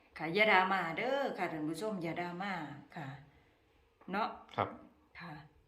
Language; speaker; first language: Thai; native; Thai